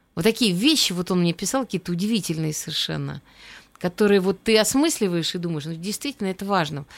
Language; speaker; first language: Russian; native; Russian